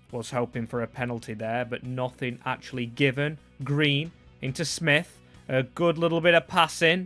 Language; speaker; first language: English; native; English